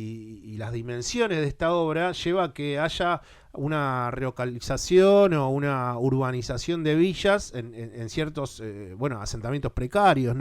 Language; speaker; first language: Spanish; native; Spanish